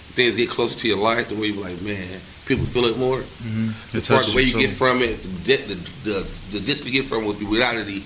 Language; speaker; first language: English; native; English